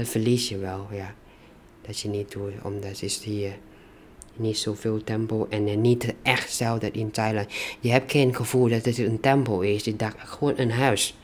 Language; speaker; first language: Dutch; non-native, learner; Thai